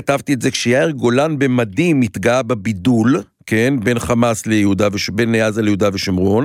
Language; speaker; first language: Hebrew; native; Hebrew